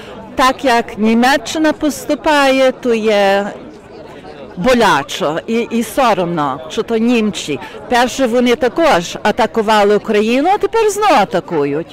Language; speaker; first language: Ukrainian; early bilingual, heritage; Ukrainian